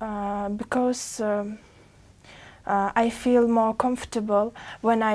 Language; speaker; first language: English; non-native, fluent; Uzbek